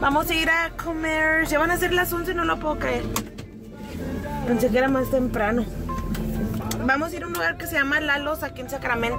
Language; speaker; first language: Spanish; native; Spanish